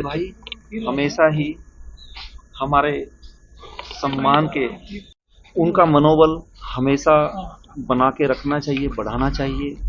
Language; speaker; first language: Hindi; native; Hindi